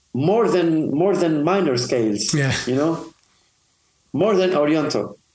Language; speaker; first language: English; non-native, fluent; Arabic